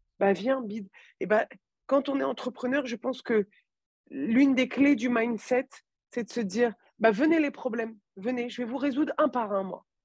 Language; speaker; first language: French; native; French